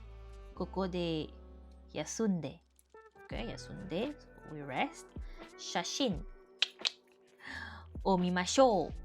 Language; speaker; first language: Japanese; non-native, learner; French